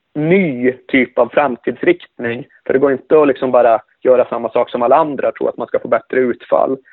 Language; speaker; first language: Swedish; native; Swedish